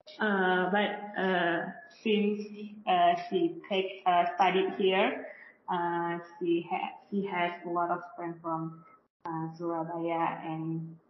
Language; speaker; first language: English; non-native, learner; Indonesian